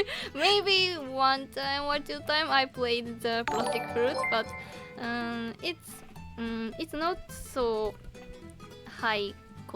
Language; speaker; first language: English; non-native, learner; Japanese